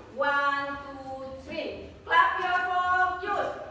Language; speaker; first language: English; non-native, learner; Indonesian